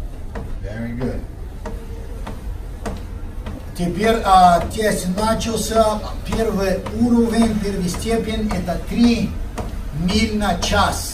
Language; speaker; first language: Russian; non-native, fluent; Portuguese